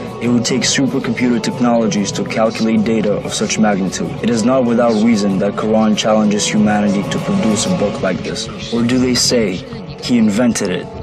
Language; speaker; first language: English; non-native, fluent; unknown